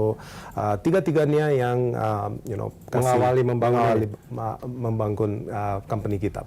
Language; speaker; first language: Indonesian; non-native, learner; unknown